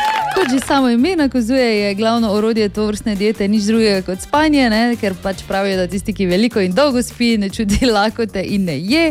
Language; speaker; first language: Slovenian; native; Slovenian